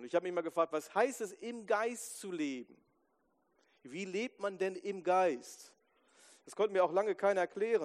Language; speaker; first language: German; native; German